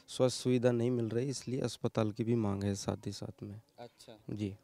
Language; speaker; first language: Hindi; native; Hindi